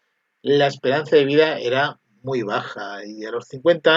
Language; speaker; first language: Spanish; native; Spanish